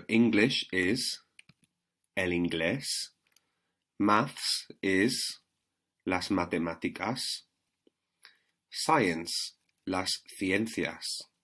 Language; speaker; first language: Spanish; non-native, fluent; English